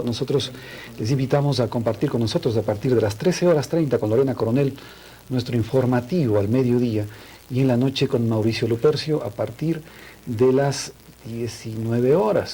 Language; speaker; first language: Spanish; native; Spanish